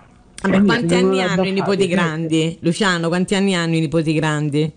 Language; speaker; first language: Italian; native; Italian